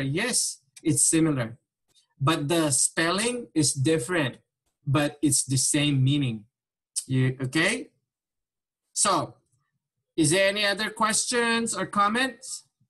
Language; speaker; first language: English; non-native, local second language; Filipino